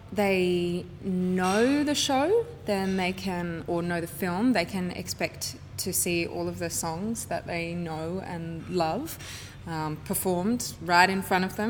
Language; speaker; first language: English; native; English